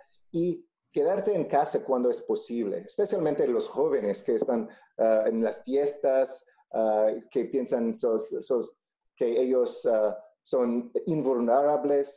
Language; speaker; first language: Spanish; non-native, local second language; English